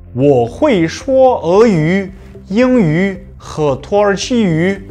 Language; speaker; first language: Chinese; non-native, fluent; Kazakh